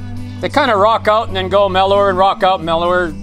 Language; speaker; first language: English; native; English